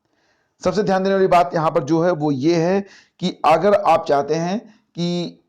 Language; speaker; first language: Hindi; native; Hindi